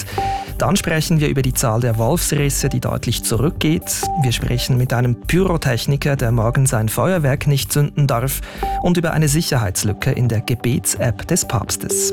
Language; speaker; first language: German; native; German